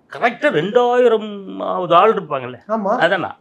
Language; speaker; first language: Tamil; native; Tamil